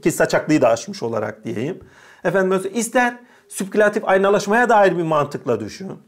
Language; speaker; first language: Turkish; native; Turkish